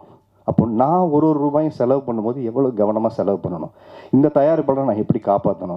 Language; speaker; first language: Tamil; native; Tamil